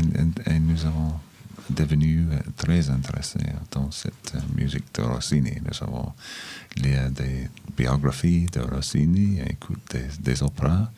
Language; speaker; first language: French; non-native, learner; English